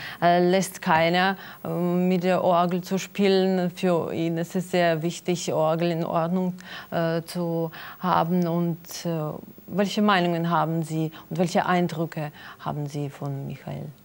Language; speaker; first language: German; non-native, learner; Russian